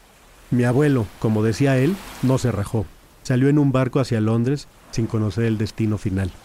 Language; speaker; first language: Spanish; native; Spanish